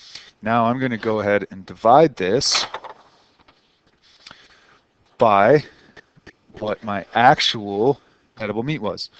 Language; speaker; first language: English; native; English